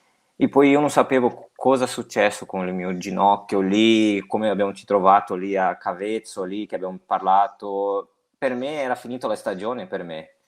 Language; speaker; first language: Italian; non-native, fluent; Portuguese